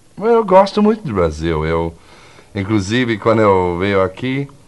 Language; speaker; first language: Portuguese; non-native, fluent; English